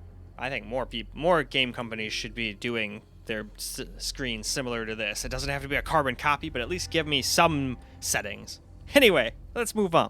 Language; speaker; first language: English; native; English